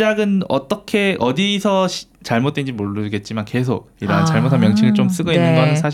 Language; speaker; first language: Korean; native; Korean